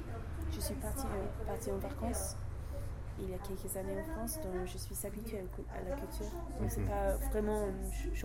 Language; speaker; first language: French; non-native, learner; English